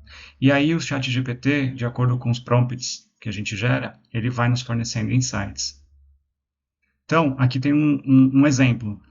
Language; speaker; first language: Portuguese; native; Portuguese